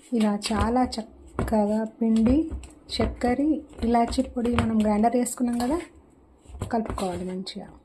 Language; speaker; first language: Telugu; non-native, local second language; Marathi